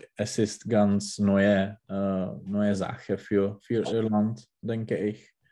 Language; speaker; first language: German; non-native, learner; Czech